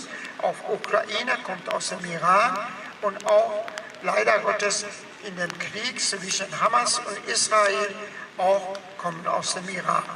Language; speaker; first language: German; non-native, fluent; Persian